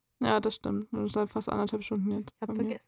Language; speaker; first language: German; native; German